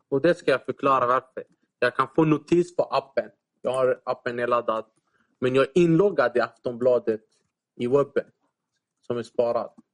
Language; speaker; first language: Swedish; early bilingual, other home language; Arabic